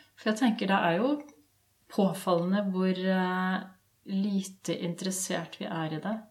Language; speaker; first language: Norwegian; native; Norwegian